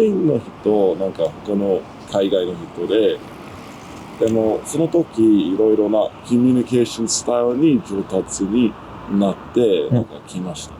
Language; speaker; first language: Japanese; non-native, learner; English